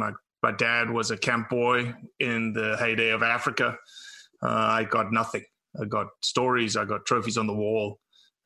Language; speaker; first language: English; native; English